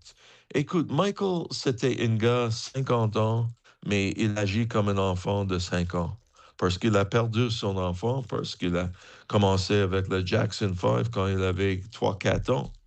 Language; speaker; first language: French; non-native, fluent; English